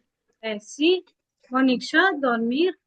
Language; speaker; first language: French; non-native, fluent; Hindi